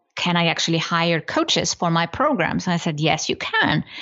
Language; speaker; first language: English; non-native, fluent; Icelandic